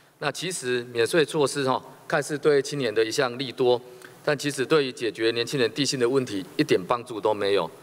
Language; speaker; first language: Chinese; native; Chinese